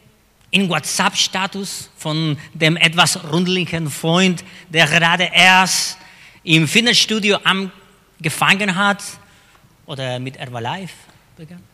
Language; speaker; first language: German; non-native, fluent; Spanish